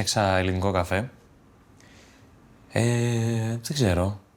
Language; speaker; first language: Greek; early bilingual, other home language; Albanian